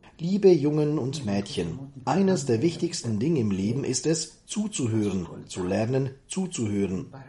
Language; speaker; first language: German; native; German